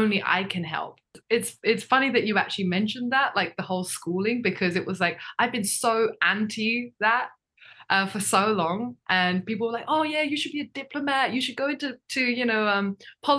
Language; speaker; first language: English; non-native, fluent; Japanese